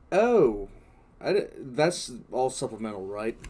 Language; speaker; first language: English; native; English